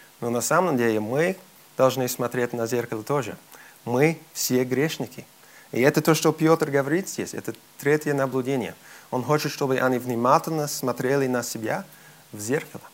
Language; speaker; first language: Russian; non-native, fluent; English